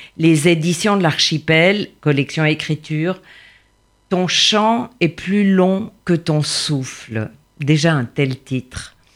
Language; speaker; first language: French; native; French